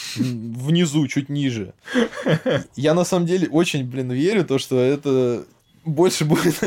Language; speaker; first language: Russian; native; Russian